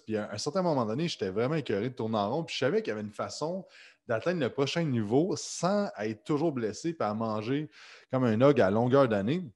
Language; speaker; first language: French; native; French